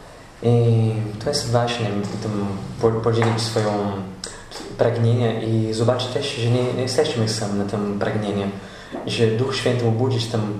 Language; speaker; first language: Polish; non-native, learner; Portuguese